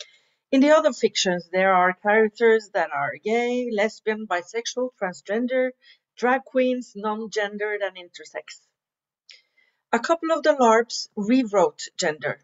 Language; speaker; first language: English; non-native, fluent; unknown